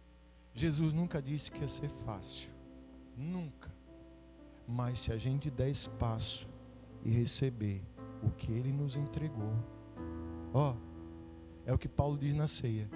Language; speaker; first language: Portuguese; native; Portuguese